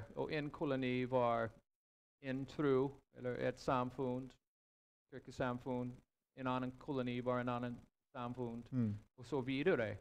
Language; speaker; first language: Swedish; non-native, fluent; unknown